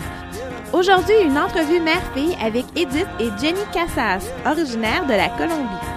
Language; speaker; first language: French; native; French